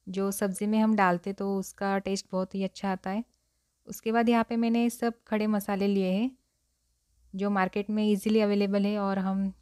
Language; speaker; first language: Hindi; non-native, local second language; Marathi